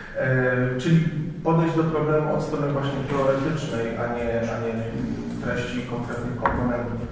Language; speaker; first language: Polish; native; Polish